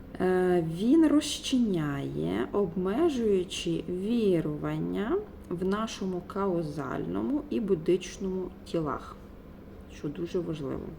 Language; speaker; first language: Ukrainian; non-native, local second language; Russian